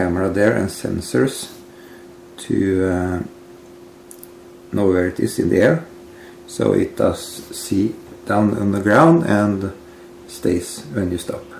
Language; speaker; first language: English; non-native, fluent; Norwegian